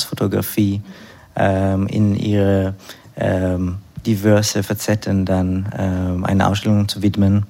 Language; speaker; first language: German; non-native, fluent; Hebrew